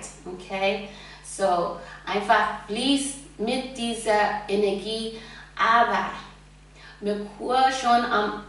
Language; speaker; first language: German; non-native, fluent; English